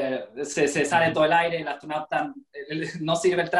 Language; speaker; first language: Spanish; native; Spanish